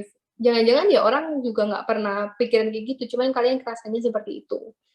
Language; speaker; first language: Indonesian; native; Indonesian